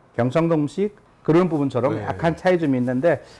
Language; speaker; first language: Korean; non-native, fluent; Nepali